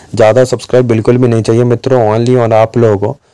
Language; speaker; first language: Hindi; non-native, local second language; Bangla